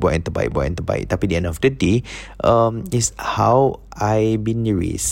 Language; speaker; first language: English; non-native, local second language; Malay